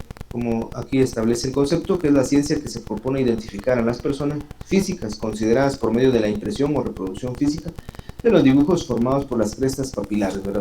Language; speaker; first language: Spanish; native; Spanish